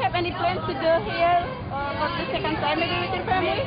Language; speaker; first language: English; non-native, learner; Indonesian